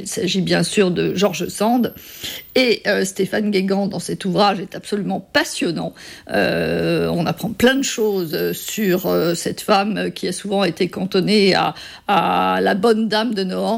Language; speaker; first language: French; native; French